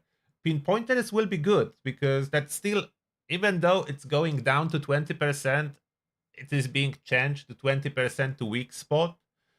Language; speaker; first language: English; non-native, fluent; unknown